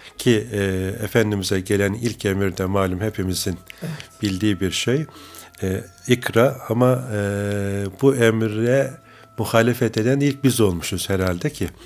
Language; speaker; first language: Turkish; native; Turkish